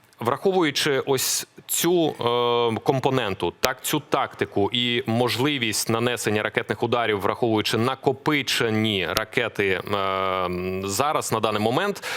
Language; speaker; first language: Ukrainian; native; Ukrainian